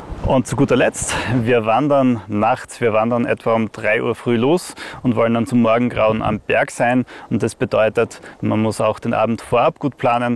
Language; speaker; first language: German; native; German